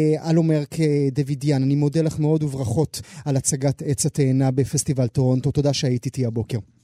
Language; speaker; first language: Hebrew; native; Hebrew